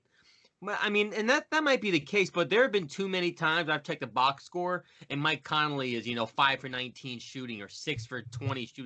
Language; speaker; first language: English; native; English